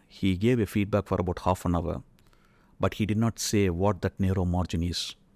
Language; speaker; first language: English; non-native, local second language; Tamil